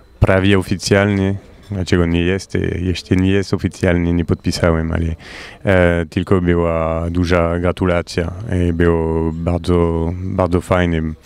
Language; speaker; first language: Polish; non-native, learner; French